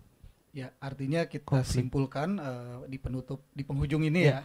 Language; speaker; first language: Indonesian; native; Indonesian